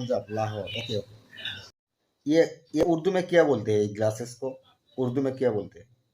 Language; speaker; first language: Hindi; non-native, learner; Bangla